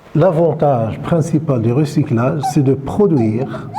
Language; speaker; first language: French; non-native, local second language; Arabic